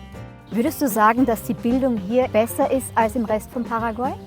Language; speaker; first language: German; native; German